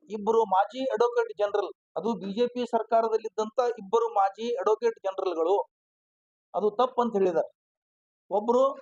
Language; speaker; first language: Kannada; native; Kannada